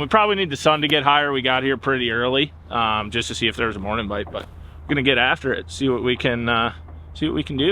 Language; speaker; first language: English; native; English